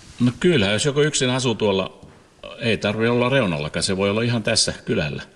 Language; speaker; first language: Finnish; native; Finnish